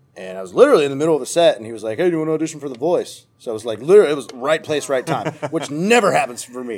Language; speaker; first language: English; native; English